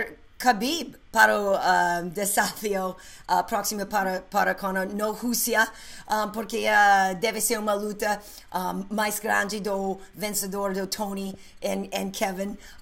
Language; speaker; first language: Portuguese; non-native, learner; English